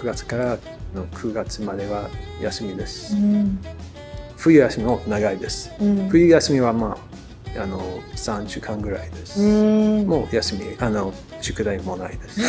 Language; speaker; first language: Japanese; non-native, learner; English